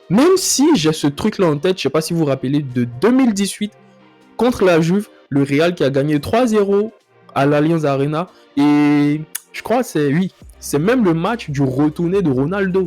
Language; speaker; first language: French; native; French